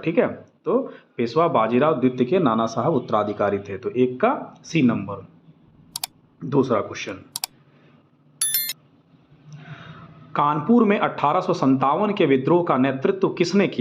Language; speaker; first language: Hindi; native; Hindi